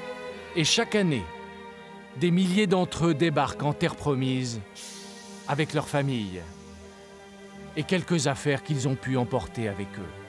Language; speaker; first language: French; native; French